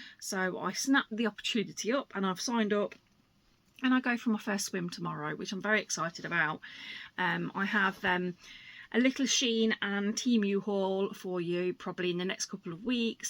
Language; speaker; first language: English; native; English